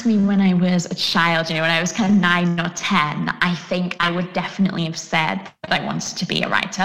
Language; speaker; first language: English; native; English